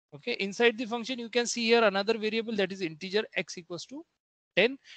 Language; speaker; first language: English; non-native, local second language; Marathi